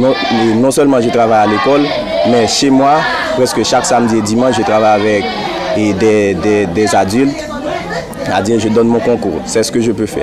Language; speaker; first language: French; non-native, local second language; Haitian Creole